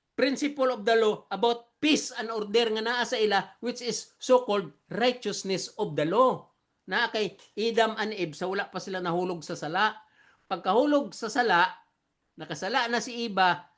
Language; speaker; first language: Cebuano; non-native, local second language; Hiligaynon